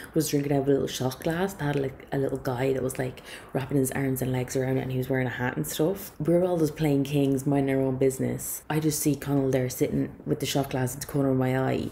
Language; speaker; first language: English; native; English